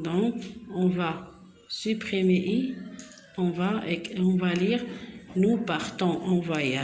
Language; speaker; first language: French; non-native, local second language; Arabic